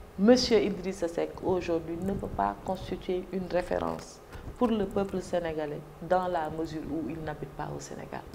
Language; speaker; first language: French; non-native, local second language; Wolof